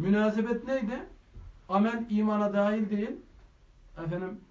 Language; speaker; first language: Turkish; native; Turkish